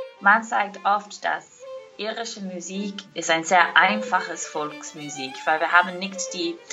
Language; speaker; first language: German; non-native, learner; English